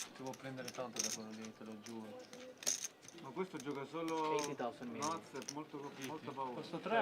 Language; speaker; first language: Italian; non-native, fluent; Albanian